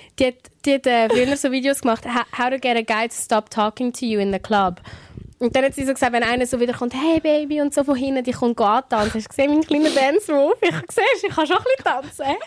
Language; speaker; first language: German; native; German